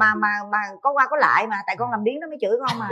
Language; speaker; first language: Vietnamese; native; Vietnamese